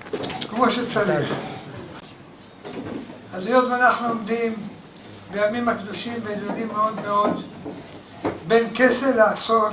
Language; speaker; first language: Hebrew; native; Hebrew